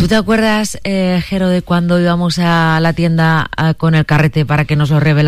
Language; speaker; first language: Spanish; native; Spanish